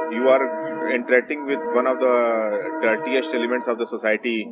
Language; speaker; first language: English; non-native, local second language; Hindi